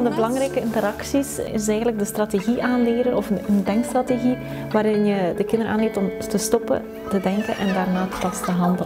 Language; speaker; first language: Dutch; native; Dutch